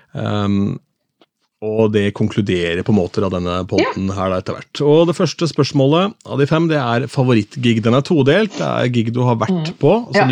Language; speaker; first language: Norwegian; native; Norwegian